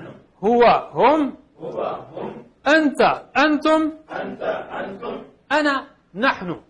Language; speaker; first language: Arabic; non-native, fluent; Urdu